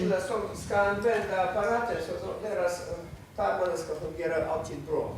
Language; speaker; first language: Swedish; non-native, fluent; Russian